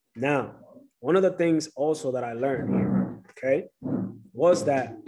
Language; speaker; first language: English; early bilingual, other home language; Spanish